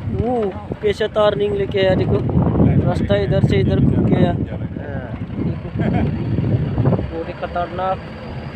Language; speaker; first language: Hindi; non-native, local second language; Bodo